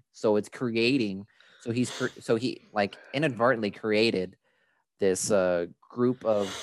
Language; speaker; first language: English; early bilingual, other home language; Spanish